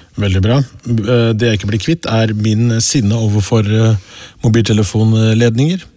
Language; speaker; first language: Norwegian; early bilingual, other home language; Urdu